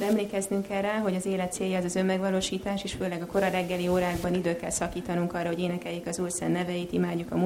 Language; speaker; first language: Hungarian; native; Hungarian